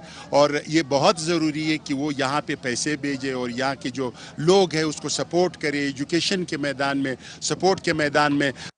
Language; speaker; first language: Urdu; non-native, local second language; Pashto